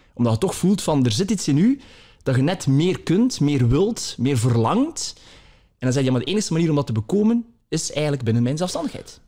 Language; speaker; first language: Dutch; native; Dutch